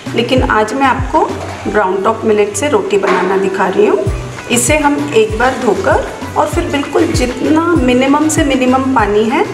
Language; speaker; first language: Hindi; native; Hindi